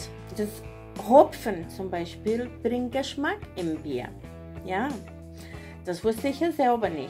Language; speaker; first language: German; non-native, learner; Portuguese